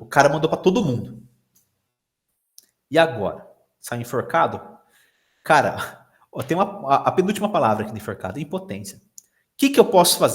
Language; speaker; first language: Portuguese; native; Portuguese